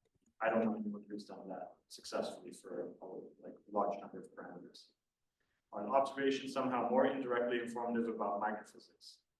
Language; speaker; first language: English; native; English